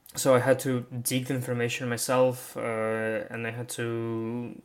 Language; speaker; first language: English; non-native, fluent; Russian